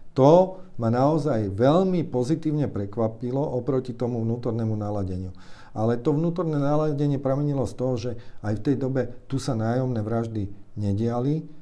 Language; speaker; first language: Slovak; native; Slovak